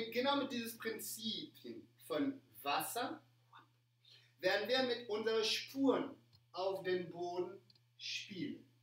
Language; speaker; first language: German; non-native, fluent; French